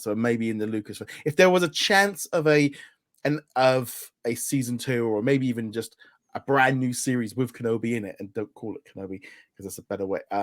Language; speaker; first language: English; native; English